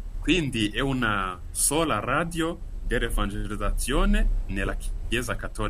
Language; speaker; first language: Italian; non-native, fluent; Kinyarwanda